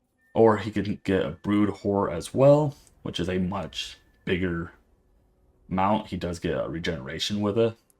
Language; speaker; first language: English; native; English